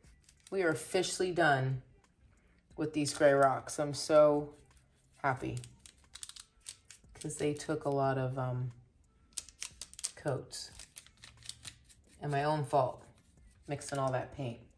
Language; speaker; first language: English; native; English